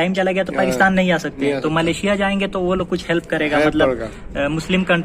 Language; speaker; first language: Hindi; native; Hindi